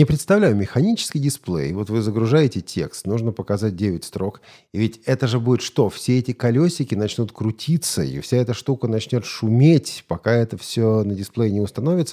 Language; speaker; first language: Russian; native; Russian